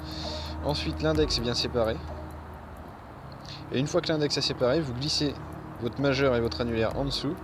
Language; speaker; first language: French; native; French